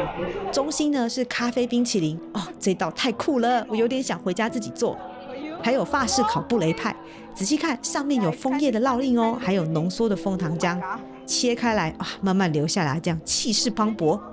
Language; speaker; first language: Chinese; native; Chinese